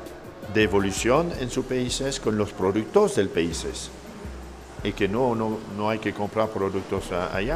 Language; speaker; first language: Spanish; non-native, fluent; French